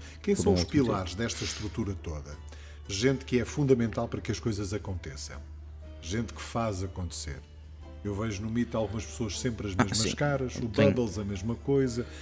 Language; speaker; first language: Portuguese; native; Portuguese